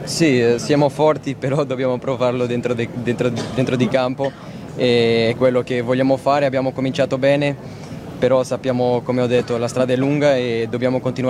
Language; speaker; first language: Italian; non-native, fluent; Portuguese